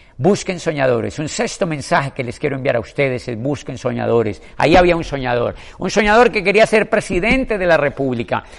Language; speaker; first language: Spanish; native; Spanish